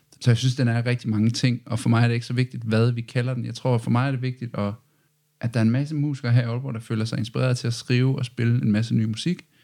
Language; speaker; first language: Danish; native; Danish